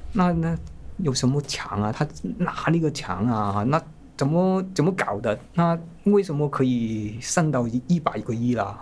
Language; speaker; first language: Chinese; non-native, local second language; Cantonese